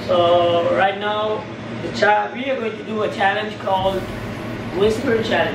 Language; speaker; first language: English; non-native, fluent; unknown